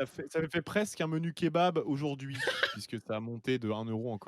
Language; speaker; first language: French; native; French